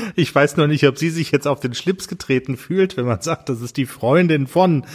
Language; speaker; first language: German; native; German